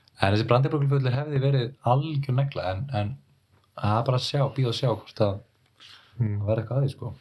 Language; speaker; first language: Icelandic; native; Icelandic